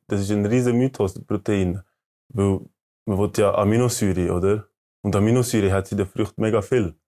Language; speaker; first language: German; early bilingual, other home language; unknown